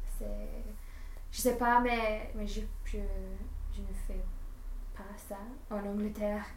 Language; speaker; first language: French; non-native, learner; English